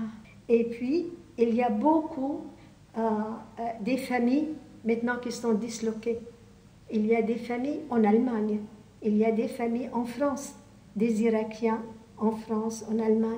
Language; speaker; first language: French; non-native, local second language; Arabic